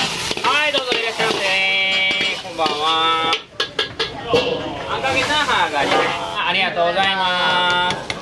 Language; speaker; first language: Japanese; native; Japanese